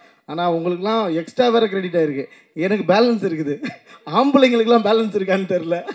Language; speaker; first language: Tamil; native; Tamil